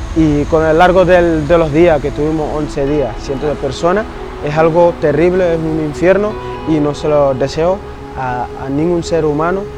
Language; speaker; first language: Spanish; non-native, fluent; Wolof